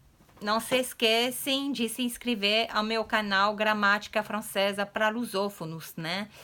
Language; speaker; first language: Portuguese; non-native, fluent; French